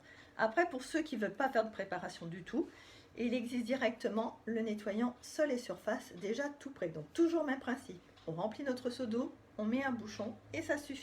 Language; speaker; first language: French; native; French